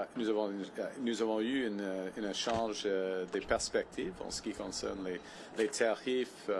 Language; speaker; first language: French; non-native, local second language; English